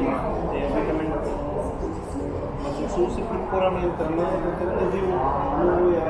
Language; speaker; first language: Portuguese; non-native, learner; Filipino